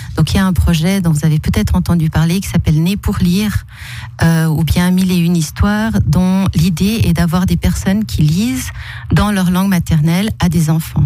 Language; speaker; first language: French; early bilingual, other home language; Portuguese